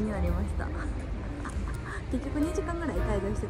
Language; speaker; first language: Japanese; native; Japanese